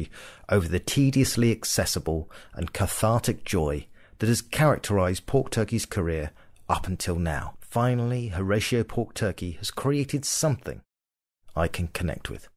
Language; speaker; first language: English; native; English